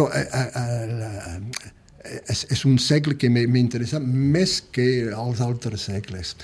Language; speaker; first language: Catalan; early bilingual, heritage; Catalan